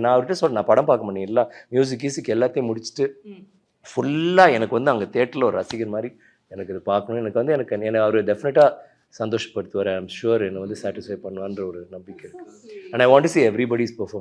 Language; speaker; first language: Tamil; native; Tamil